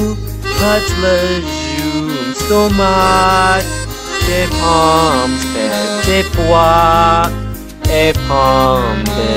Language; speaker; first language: French; non-native, learner; English